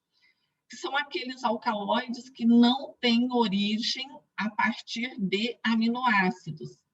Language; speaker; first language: Portuguese; native; Portuguese